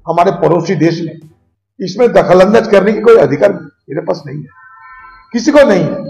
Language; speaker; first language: Hindi; non-native, local second language; Bangla